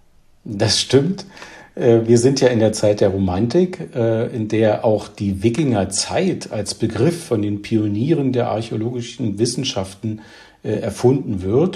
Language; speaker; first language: German; native; German